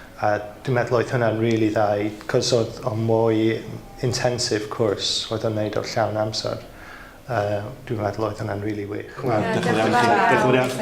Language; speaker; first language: Welsh; non-native, local second language; English